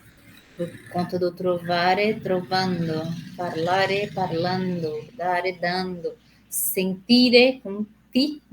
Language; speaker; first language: Italian; non-native, learner; Portuguese